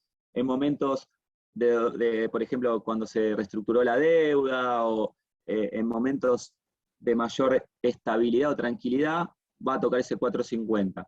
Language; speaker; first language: Spanish; native; Spanish